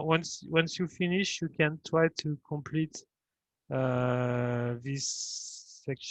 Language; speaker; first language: English; non-native, fluent; French